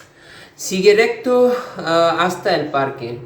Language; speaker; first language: Spanish; non-native, learner; Urdu